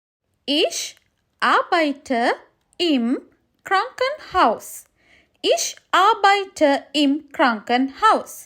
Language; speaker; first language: German; non-native, learner; Sinhala